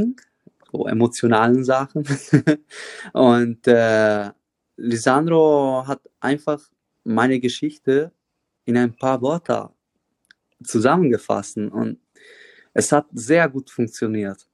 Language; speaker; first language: German; non-native, fluent; Italian